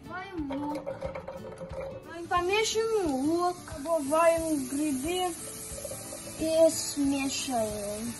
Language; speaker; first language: Russian; non-native, learner; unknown